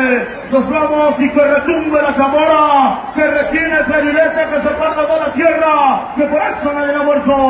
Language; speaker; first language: Spanish; native; Spanish